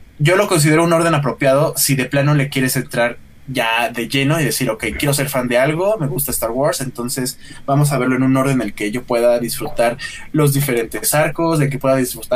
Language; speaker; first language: Spanish; native; Spanish